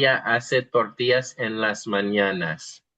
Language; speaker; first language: Spanish; non-native, fluent; English